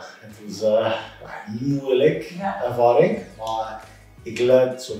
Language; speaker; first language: Dutch; non-native, learner; English